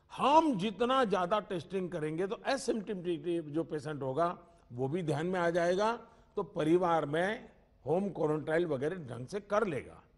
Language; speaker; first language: Hindi; non-native, local second language; Gujarati